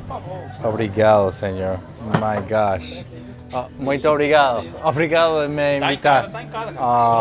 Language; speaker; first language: Portuguese; non-native, learner; English